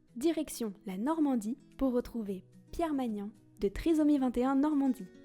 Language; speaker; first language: French; native; French